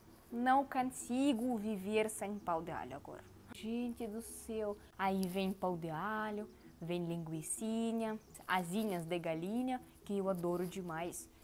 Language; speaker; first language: Portuguese; non-native, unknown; Russian